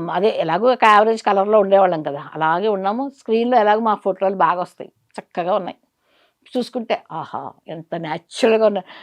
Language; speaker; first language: Telugu; native; Telugu